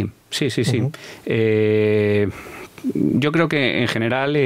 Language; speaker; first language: Spanish; native; Spanish